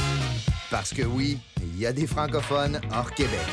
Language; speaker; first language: French; native; French